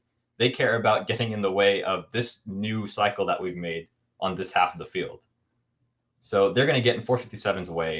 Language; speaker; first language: English; native; English